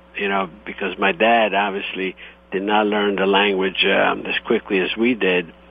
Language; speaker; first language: English; non-native, fluent; Croatian